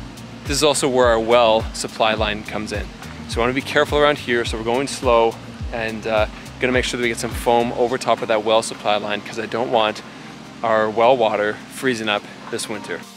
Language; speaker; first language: English; native; English